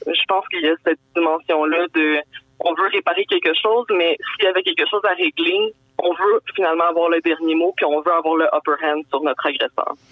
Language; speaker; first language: French; native; French